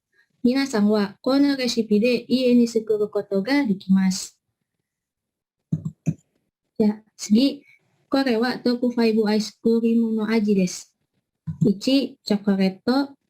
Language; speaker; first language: Japanese; non-native, learner; Indonesian